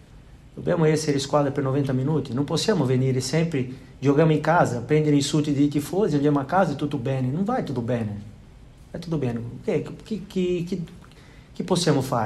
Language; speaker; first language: Italian; non-native, fluent; Portuguese